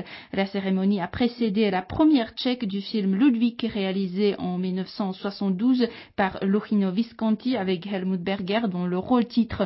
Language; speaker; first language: French; native; French